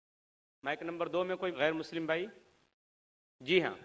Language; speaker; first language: Hindi; native; Hindi